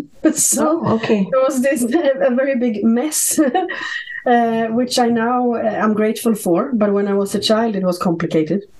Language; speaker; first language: English; non-native, fluent; Swedish